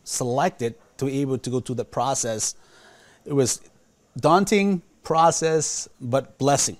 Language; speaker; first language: English; non-native, fluent; Lao